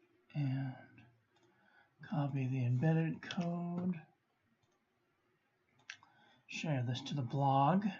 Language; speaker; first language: English; native; English